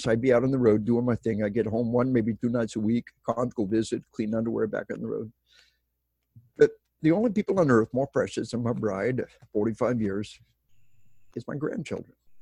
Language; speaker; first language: English; native; English